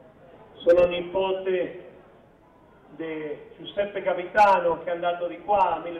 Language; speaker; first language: Italian; non-native, fluent; Spanish